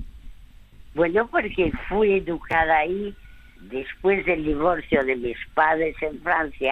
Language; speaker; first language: Spanish; early bilingual, other home language; French